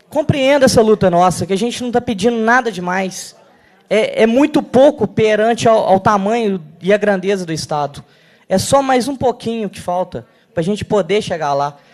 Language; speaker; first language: Portuguese; native; Portuguese